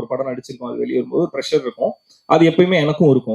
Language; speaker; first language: Tamil; native; Tamil